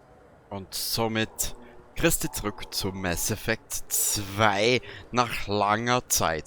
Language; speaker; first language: German; native; German